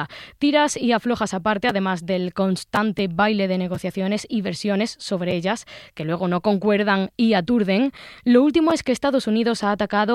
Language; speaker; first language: Spanish; native; Spanish